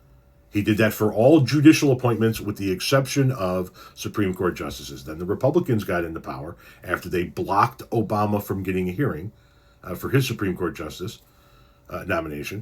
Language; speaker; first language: English; native; English